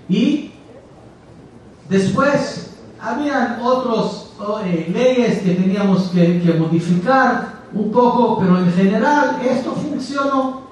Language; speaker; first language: Spanish; non-native, fluent; Hebrew